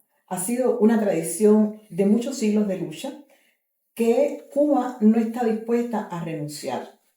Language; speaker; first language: Spanish; native; Spanish